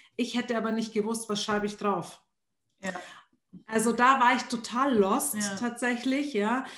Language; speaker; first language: German; early bilingual, other home language; Arabic